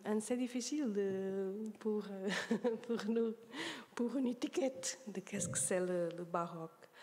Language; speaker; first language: French; non-native, learner; Portuguese